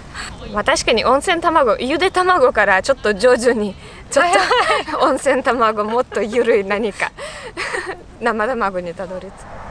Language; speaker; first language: Japanese; non-native, fluent; Russian